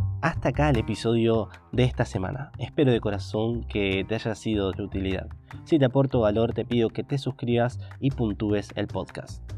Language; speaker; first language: Spanish; native; Spanish